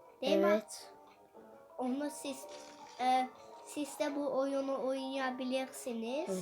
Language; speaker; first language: Turkish; early bilingual, heritage; Dutch